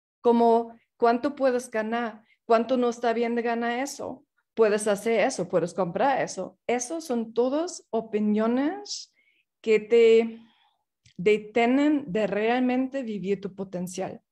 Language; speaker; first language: Spanish; non-native, fluent; English